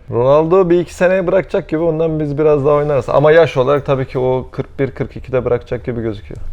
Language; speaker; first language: Turkish; early bilingual, heritage; Turkish